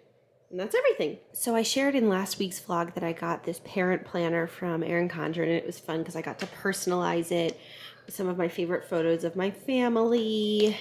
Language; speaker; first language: English; native; English